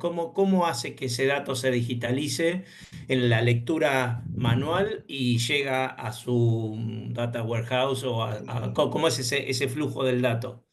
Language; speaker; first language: Spanish; native; Spanish